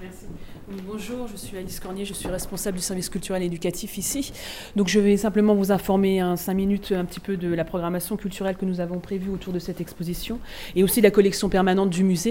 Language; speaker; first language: French; native; French